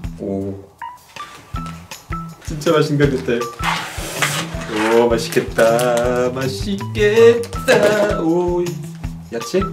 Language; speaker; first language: Korean; non-native, learner; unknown